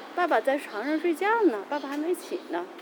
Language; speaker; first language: Chinese; native; Chinese